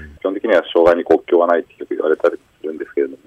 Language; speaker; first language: Japanese; native; Japanese